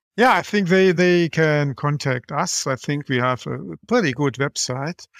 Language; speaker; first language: English; non-native, fluent; German